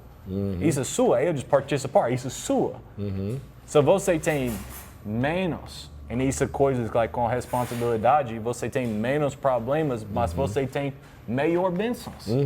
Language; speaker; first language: Portuguese; non-native, learner; English